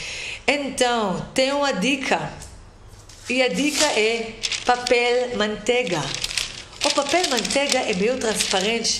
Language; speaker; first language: Portuguese; non-native, fluent; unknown